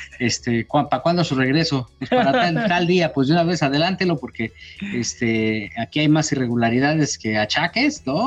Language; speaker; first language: Spanish; native; Spanish